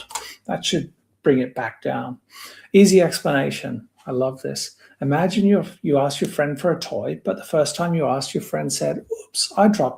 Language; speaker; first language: English; native; English